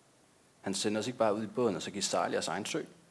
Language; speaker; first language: Danish; native; Danish